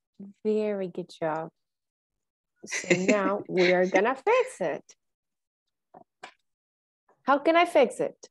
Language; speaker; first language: English; non-native, fluent; Spanish